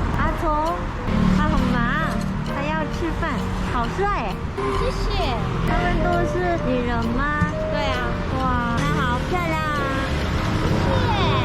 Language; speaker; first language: Chinese; non-native, learner; Korean